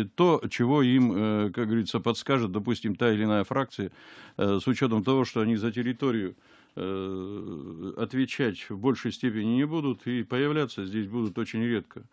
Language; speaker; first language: Russian; native; Russian